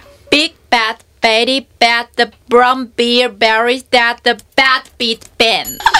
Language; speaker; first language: English; non-native, learner; Chinese